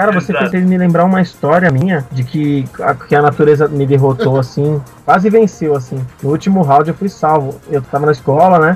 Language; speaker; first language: Portuguese; native; Portuguese